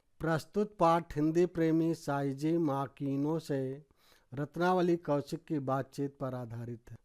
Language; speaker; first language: Hindi; native; Hindi